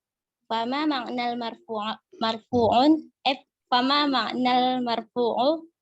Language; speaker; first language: Arabic; non-native, learner; Indonesian